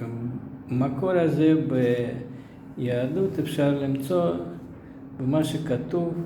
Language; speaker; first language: Hebrew; non-native, fluent; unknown